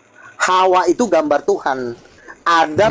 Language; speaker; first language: Malay; native; Malay